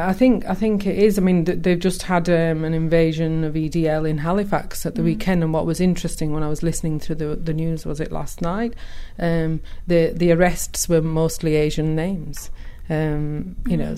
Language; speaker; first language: English; early bilingual, other home language; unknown